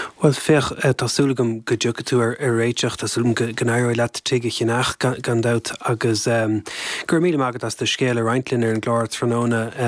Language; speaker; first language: Irish; native; Irish